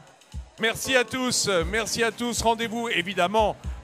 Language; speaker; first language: French; native; French